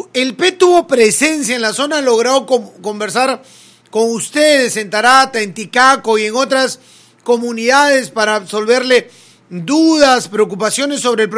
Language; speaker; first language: Spanish; native; Spanish